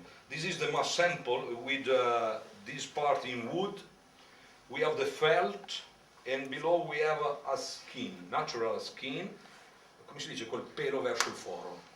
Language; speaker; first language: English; non-native, learner; Italian